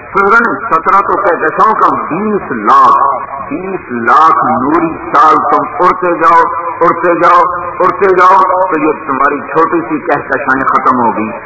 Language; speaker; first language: Urdu; non-native, local second language; Punjabi